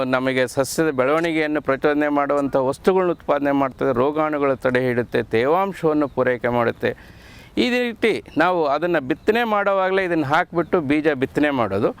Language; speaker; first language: Kannada; native; Kannada